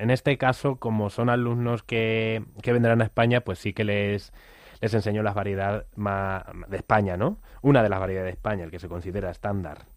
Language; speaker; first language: Spanish; native; Spanish